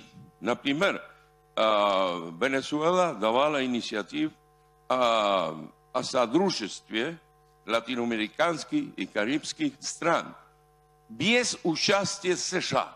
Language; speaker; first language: Russian; non-native, fluent; Spanish